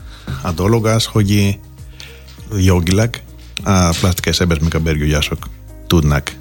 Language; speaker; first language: Hungarian; non-native, learner; Greek